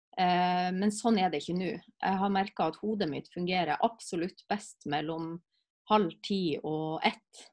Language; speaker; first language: Norwegian; native; Norwegian